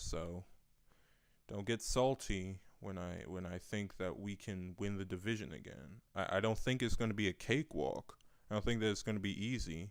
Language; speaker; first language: English; native; English